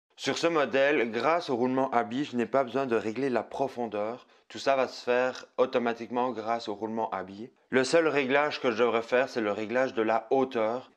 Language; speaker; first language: French; native; French